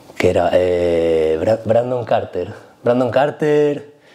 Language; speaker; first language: Spanish; native; Spanish